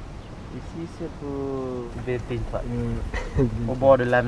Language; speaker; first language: French; non-native, learner; Vietnamese